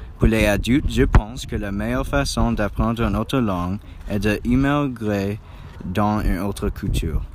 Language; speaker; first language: French; non-native, learner; English